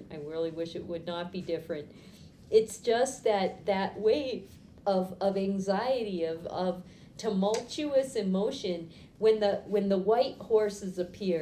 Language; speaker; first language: English; native; English